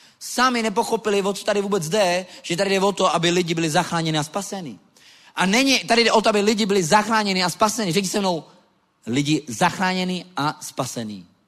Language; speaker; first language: Czech; non-native, local second language; Romany